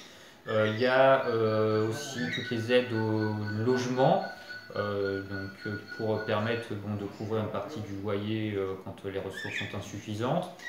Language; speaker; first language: French; native; French